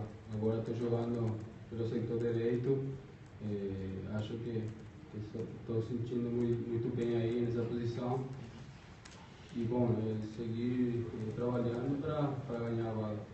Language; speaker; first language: Portuguese; non-native, fluent; Spanish